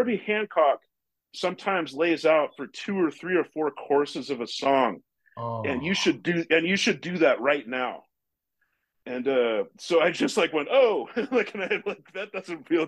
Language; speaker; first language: English; native; English